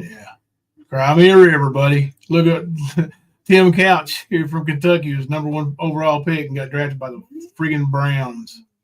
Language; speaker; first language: English; native; English